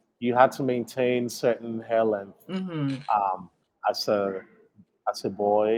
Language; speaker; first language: English; non-native, local second language; Igbo